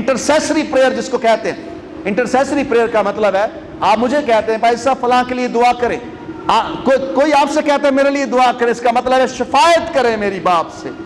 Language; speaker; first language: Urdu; non-native, local second language; Punjabi